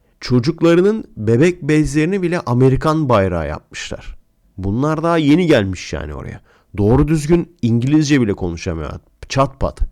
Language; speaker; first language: Turkish; native; Turkish